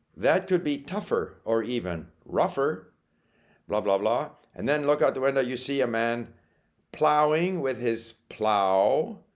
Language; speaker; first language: English; native; English